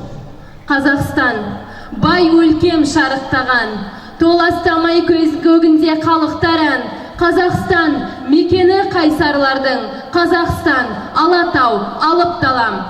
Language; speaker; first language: Kazakh; native; Kazakh